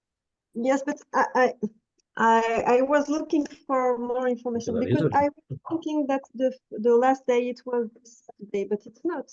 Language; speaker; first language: English; non-native, learner; Portuguese